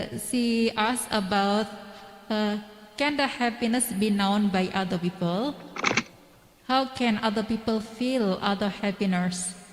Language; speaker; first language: English; non-native, learner; Indonesian